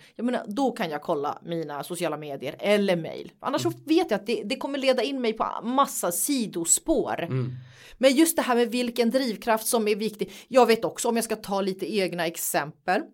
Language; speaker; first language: Swedish; native; Swedish